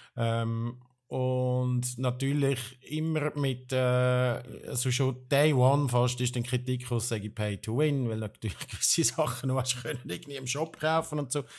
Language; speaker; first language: German; native; German